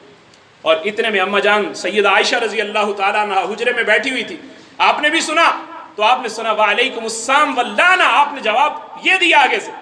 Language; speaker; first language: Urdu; non-native, local second language; Punjabi